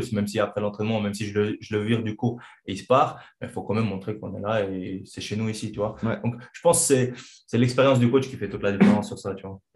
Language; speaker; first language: French; non-native, fluent; Chechen